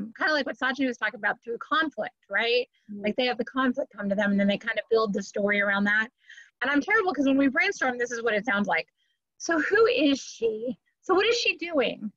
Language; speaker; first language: English; native; English